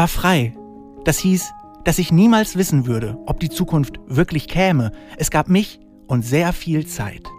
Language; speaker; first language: German; native; German